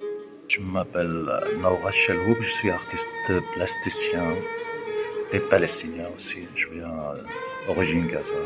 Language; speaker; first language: French; non-native, fluent; Arabic